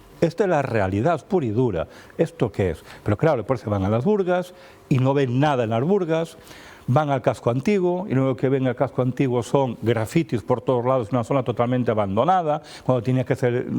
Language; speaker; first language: Spanish; native; Spanish